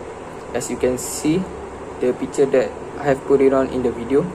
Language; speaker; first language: English; non-native, learner; Malay